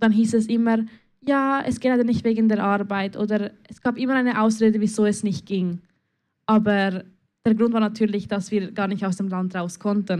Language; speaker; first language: German; early bilingual, other home language; Spanish